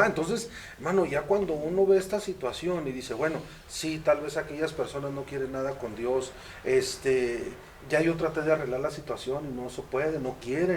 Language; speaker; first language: Spanish; native; Spanish